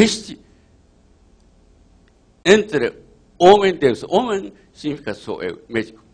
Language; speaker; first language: Portuguese; non-native, learner; Japanese